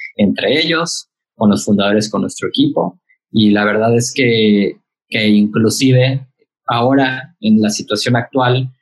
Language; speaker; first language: Spanish; native; Spanish